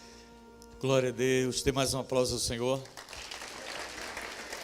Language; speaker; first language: Portuguese; native; Portuguese